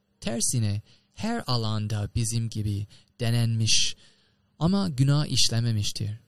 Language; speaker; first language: Turkish; non-native, fluent; English